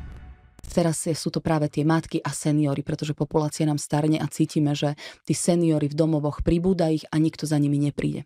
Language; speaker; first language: Slovak; native; Slovak